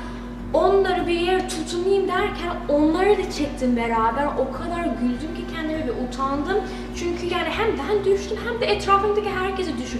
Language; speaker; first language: Turkish; early bilingual, heritage; Turkish